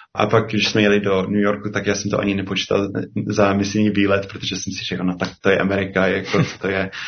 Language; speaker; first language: Czech; non-native, fluent; English